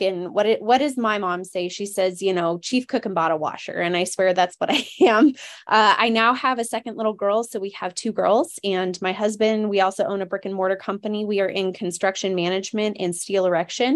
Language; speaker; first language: English; native; English